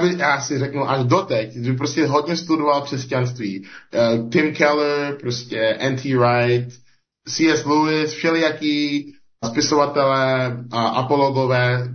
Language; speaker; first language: Czech; early bilingual, heritage; Czech